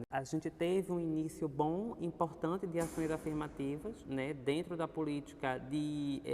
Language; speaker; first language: Portuguese; native; Portuguese